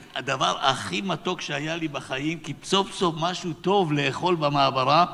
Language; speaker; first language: Hebrew; native; Hebrew